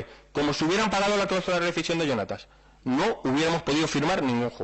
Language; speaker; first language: Spanish; native; Spanish